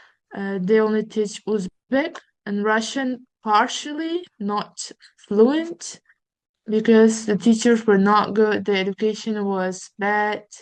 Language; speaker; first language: English; non-native, fluent; Uzbek